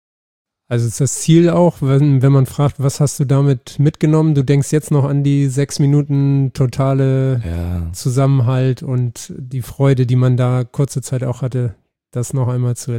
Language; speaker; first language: German; native; German